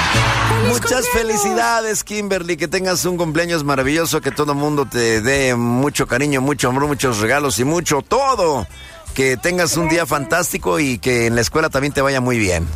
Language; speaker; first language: Spanish; native; Spanish